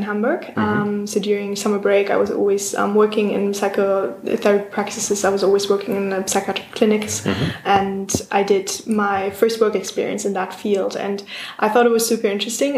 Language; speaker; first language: English; non-native, fluent; German